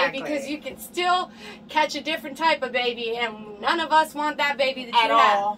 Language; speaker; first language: English; native; English